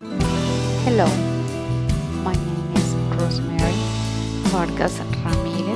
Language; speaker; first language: English; non-native, learner; Spanish